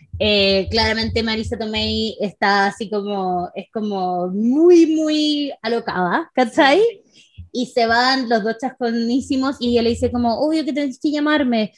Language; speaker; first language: Spanish; native; Spanish